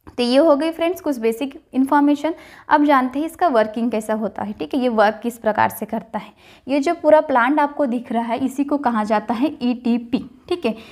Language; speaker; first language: Hindi; non-native, local second language; Marathi